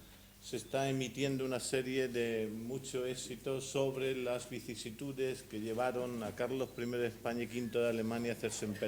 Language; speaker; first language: Spanish; native; Spanish